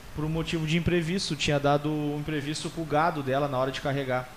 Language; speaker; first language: Portuguese; native; Portuguese